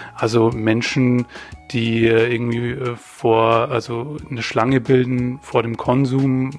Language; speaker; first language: German; native; German